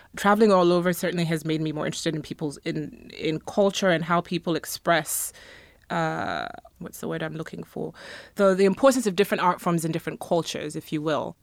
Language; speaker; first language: English; non-native, local second language; Akan